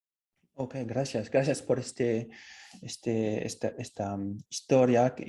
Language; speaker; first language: Spanish; non-native, fluent; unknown